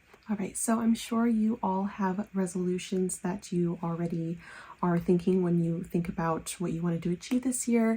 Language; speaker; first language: English; native; English